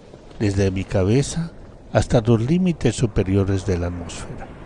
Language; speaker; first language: Spanish; native; Spanish